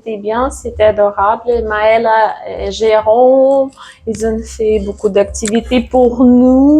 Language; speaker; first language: French; non-native, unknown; Russian